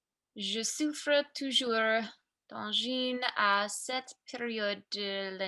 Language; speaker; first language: French; non-native, learner; English